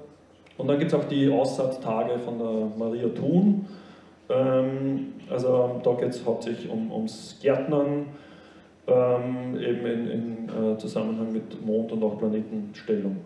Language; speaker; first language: German; native; German